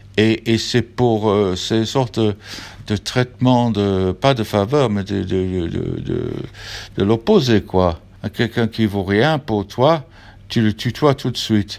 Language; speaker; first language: French; non-native, fluent; English